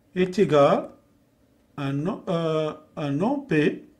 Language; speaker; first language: French; non-native, local second language; Arabic